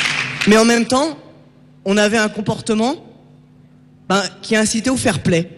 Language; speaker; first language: French; native; French